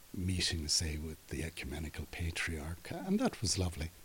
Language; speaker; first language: English; native; English